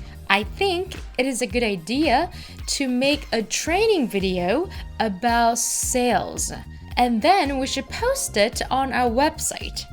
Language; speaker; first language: English; non-native, fluent; Korean